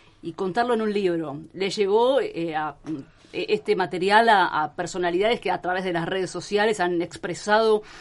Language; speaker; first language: Spanish; native; Spanish